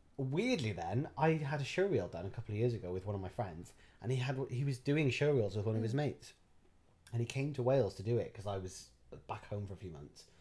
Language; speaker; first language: English; native; English